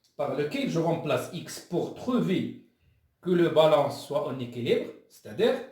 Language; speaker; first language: French; non-native, local second language; Arabic